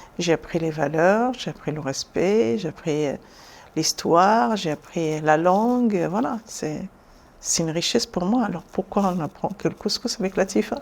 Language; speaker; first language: French; non-native, local second language; Arabic